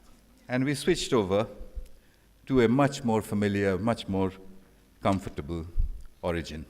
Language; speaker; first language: English; non-native, local second language; Bangla